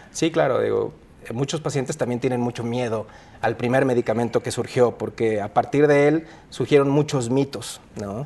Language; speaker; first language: Spanish; native; Spanish